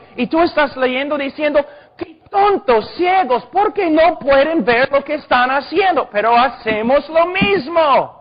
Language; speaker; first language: Spanish; non-native, fluent; English